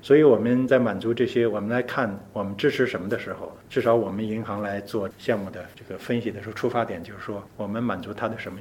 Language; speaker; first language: Chinese; native; Chinese